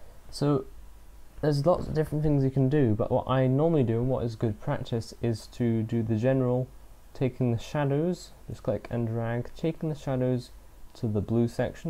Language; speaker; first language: English; native; English